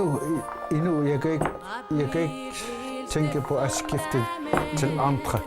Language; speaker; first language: Danish; non-native, learner; Kalaallisut